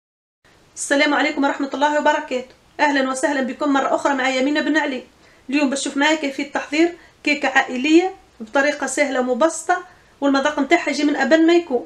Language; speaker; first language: Arabic; native; Arabic